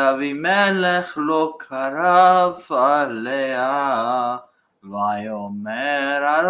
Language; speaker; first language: Hebrew; non-native, learner; English